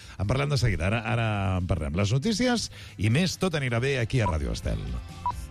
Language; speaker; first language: Catalan; native; Catalan